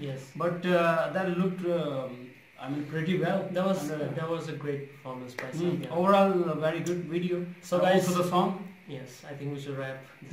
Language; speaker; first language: English; non-native, local second language; Urdu